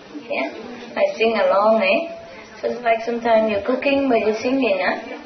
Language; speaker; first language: English; non-native, fluent; Vietnamese